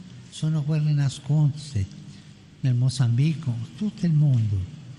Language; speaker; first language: Italian; non-native, fluent; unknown